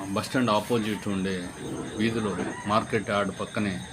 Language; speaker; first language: Telugu; native; Telugu